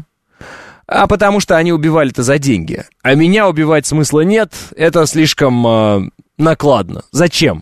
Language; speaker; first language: Russian; native; Russian